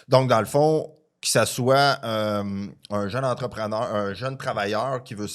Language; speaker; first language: French; native; French